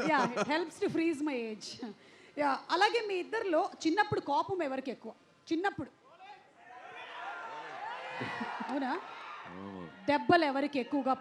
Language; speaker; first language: Telugu; native; Telugu